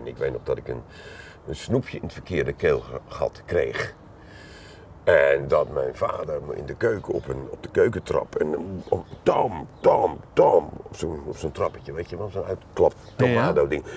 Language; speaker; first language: Dutch; native; Dutch